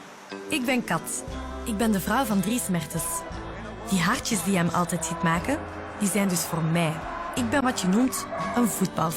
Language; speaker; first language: Dutch; native; Dutch